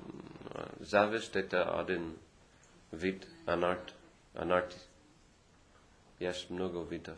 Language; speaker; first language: Russian; non-native, fluent; English